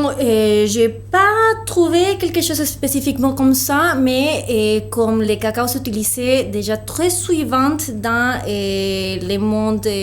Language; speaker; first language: French; non-native, fluent; Spanish